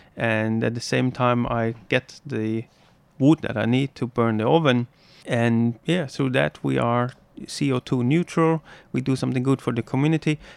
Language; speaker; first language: English; non-native, fluent; German